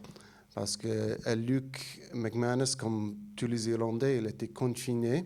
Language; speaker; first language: French; non-native, fluent; English